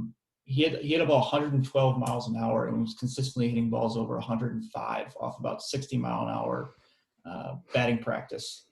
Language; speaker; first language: English; native; English